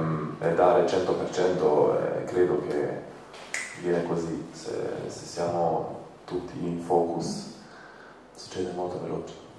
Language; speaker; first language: Italian; non-native, fluent; Croatian